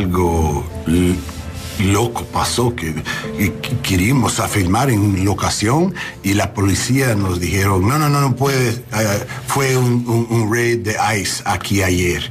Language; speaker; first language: Spanish; non-native, learner; English